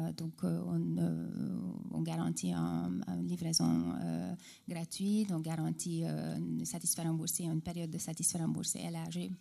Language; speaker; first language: French; non-native, fluent; Hungarian